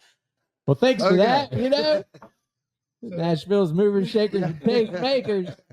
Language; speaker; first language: English; native; English